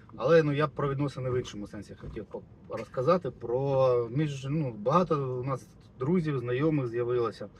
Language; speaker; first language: Ukrainian; native; Ukrainian